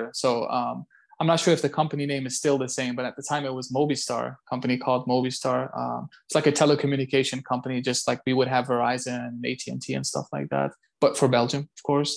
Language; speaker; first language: English; non-native, fluent; Turkish